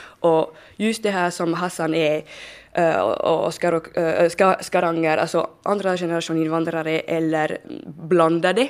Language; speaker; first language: Swedish; non-native, fluent; French